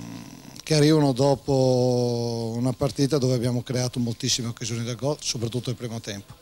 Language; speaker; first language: Italian; native; Italian